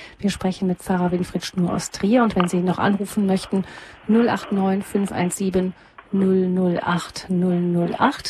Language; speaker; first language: German; native; German